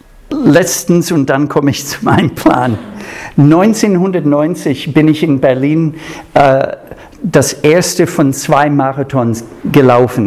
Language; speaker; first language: German; non-native, fluent; English